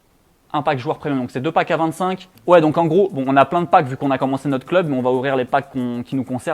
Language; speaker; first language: French; native; French